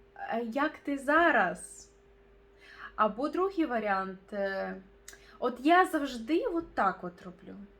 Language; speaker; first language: Ukrainian; non-native, local second language; Russian